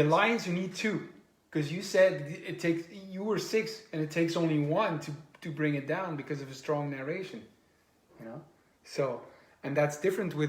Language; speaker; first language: English; non-native, fluent; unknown